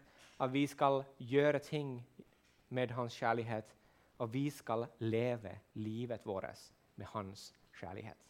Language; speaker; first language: Swedish; non-native, fluent; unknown